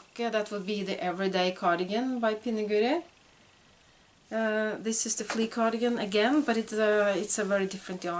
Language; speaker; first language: English; non-native, fluent; Norwegian